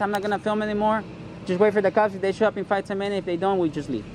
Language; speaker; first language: English; early bilingual, other home language; Spanish